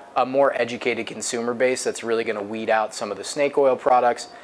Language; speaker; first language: English; native; English